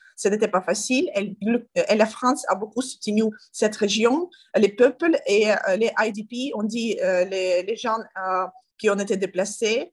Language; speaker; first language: French; non-native, learner; Ukrainian